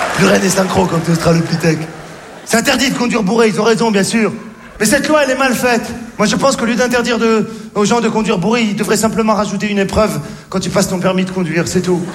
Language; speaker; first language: French; native; French